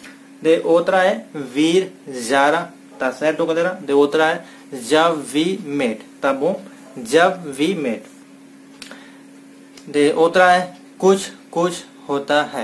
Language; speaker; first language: Portuguese; non-native, learner; Hindi